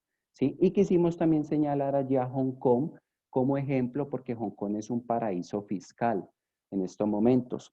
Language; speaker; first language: Spanish; native; Spanish